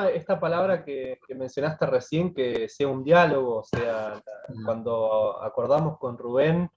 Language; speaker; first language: Spanish; native; Spanish